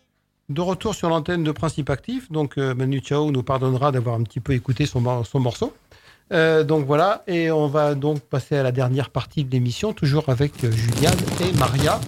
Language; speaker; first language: French; native; French